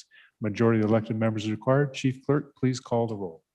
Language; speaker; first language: English; native; English